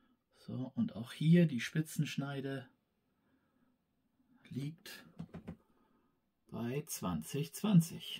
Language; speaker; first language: German; native; German